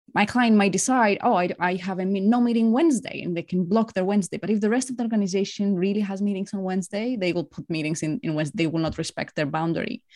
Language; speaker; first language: English; non-native, fluent; Greek